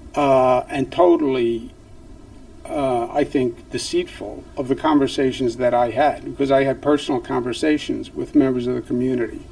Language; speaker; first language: English; native; English